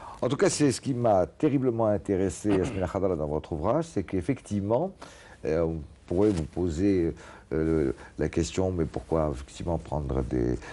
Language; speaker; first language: French; non-native, local second language; Arabic